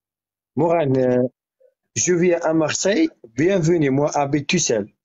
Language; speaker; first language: French; non-native, learner; Arabic